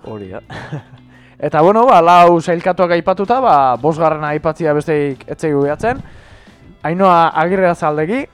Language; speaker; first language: Basque; native; Basque